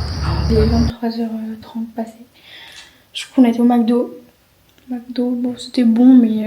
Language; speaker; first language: French; native; French